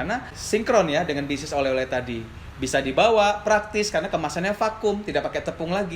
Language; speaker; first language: Indonesian; native; Indonesian